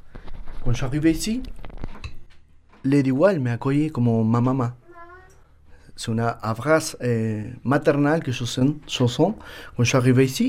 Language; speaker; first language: French; non-native, learner; Spanish